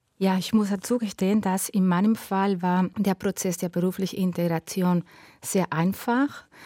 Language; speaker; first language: German; non-native, fluent; Spanish